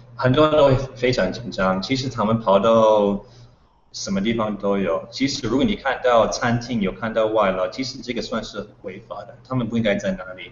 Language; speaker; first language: Chinese; non-native, fluent; English